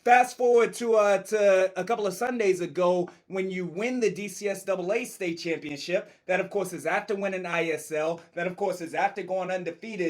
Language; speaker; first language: English; native; English